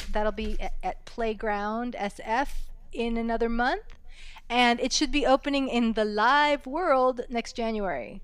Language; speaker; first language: English; early bilingual, other home language; Spanish